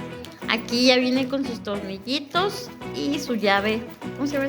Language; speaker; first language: Spanish; native; Spanish